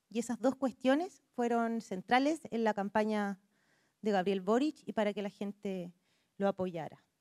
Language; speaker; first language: Spanish; native; Spanish